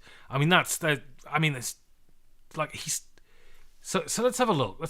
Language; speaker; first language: English; native; English